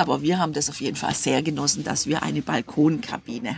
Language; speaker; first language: German; native; German